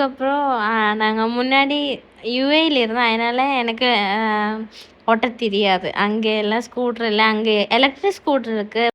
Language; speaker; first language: Tamil; non-native, learner; Malayalam